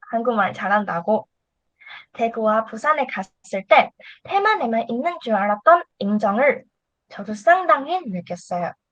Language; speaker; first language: Korean; non-native, fluent; Chinese